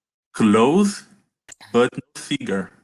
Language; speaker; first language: English; non-native, learner; Portuguese